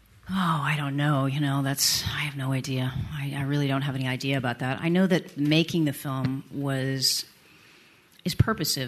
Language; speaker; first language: English; early bilingual, other home language; French